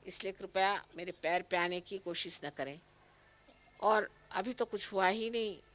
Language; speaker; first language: Hindi; non-native, local second language; Marathi